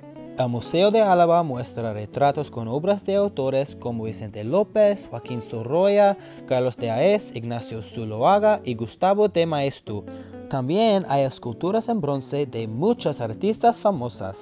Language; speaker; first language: Spanish; non-native, learner; English